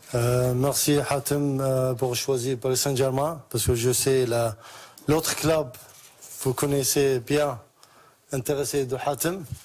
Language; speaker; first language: French; non-native, learner; Arabic